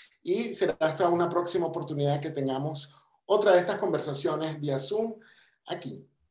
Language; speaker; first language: Spanish; native; Spanish